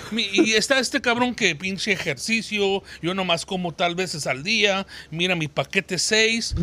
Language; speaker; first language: Spanish; native; Spanish